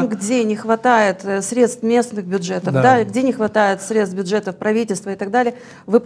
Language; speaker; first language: Russian; native; Russian